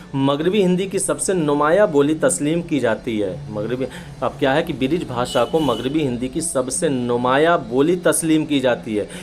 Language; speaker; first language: Hindi; native; Hindi